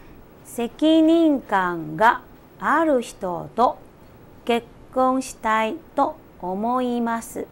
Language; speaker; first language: Japanese; non-native, fluent; Chinese